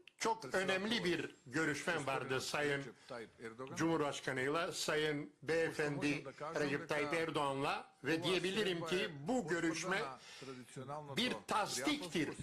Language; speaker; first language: Turkish; non-native, learner; Macedonian